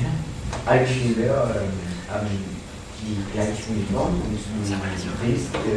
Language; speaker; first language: German; non-native, learner; French